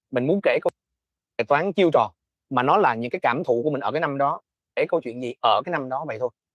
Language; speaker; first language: Vietnamese; native; Vietnamese